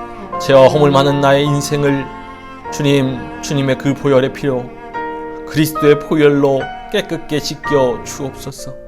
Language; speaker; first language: Korean; native; Korean